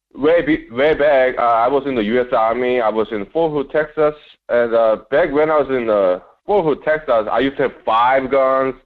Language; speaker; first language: English; non-native, fluent; Korean